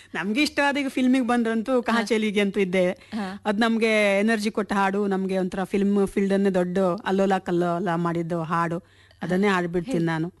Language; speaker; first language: Kannada; non-native, local second language; Konkani